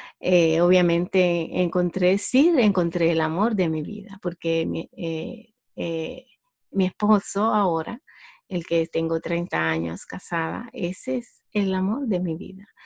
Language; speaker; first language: Spanish; native; Spanish